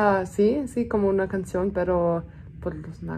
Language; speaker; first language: Spanish; non-native, fluent; German